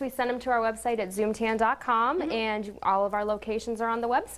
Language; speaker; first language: English; native; English